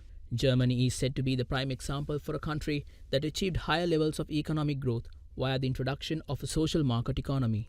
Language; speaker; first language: English; non-native, local second language; Sinhala